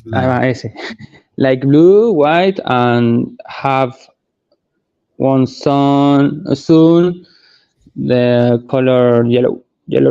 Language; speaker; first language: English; non-native, learner; Spanish